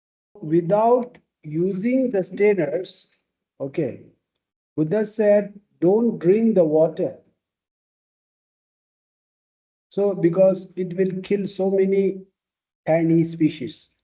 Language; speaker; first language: English; non-native, fluent; Tibetan